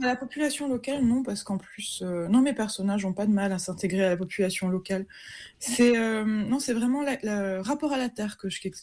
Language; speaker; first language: French; native; French